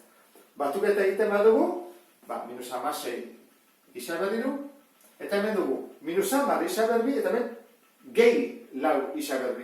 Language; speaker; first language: Basque; native; Basque